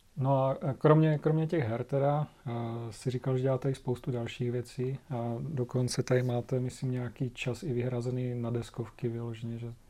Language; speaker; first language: Czech; native; Czech